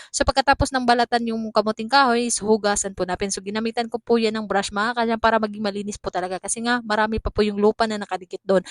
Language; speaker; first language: Filipino; non-native, local second language; Cebuano